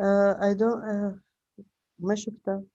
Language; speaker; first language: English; non-native, fluent; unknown